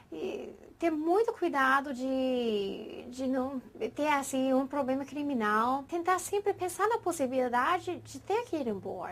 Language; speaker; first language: Portuguese; non-native, fluent; English